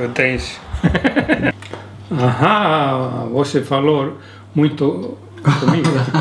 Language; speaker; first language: Portuguese; non-native, learner; Icelandic